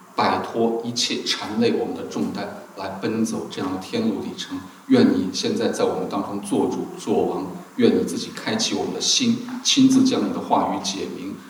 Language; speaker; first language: Chinese; native; Chinese